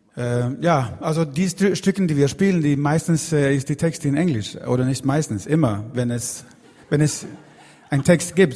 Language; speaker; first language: German; non-native, learner; Swedish